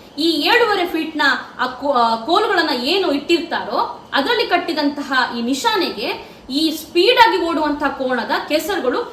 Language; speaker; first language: Kannada; non-native, local second language; Tulu